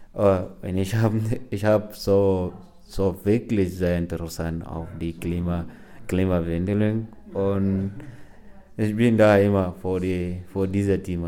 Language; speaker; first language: German; non-native, learner; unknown